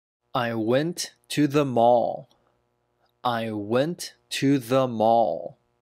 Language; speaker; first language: English; non-native, fluent; Chinese